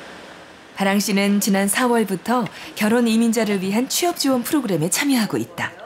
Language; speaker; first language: Korean; native; Korean